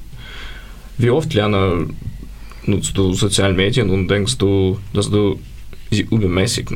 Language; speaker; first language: German; non-native, learner; Ukrainian